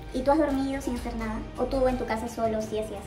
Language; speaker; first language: Spanish; native; Spanish